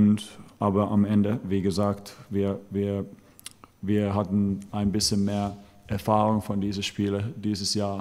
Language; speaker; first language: German; non-native, fluent; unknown